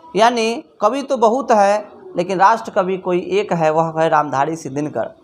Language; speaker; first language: Hindi; native; Hindi